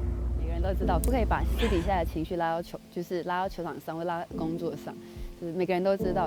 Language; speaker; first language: Chinese; native; Chinese